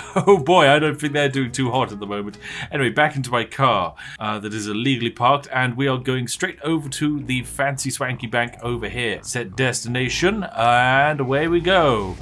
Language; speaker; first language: English; native; English